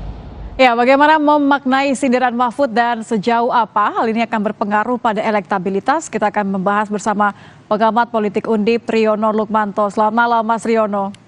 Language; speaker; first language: Indonesian; native; Indonesian